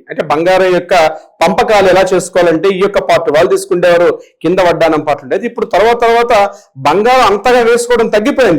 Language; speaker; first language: Telugu; native; Telugu